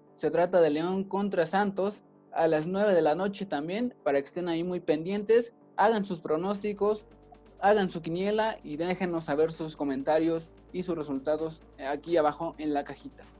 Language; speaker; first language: Spanish; native; Spanish